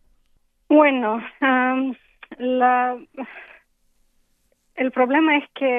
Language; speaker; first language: Spanish; non-native, fluent; English